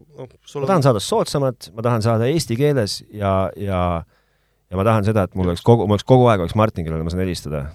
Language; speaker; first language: Estonian; native; Estonian